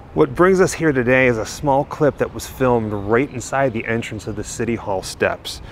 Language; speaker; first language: English; native; English